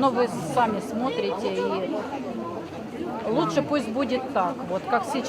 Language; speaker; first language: Russian; native; Russian